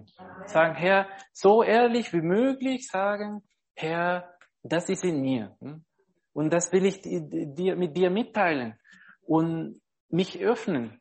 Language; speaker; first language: German; non-native, fluent; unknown